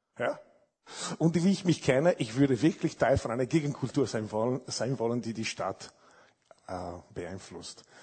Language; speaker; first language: German; non-native, fluent; Italian